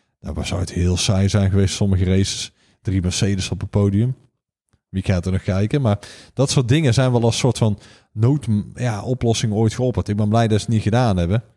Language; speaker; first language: Dutch; native; Dutch